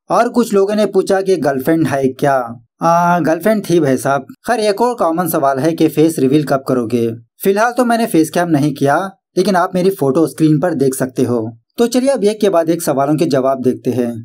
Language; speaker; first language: Hindi; non-native, local second language; Urdu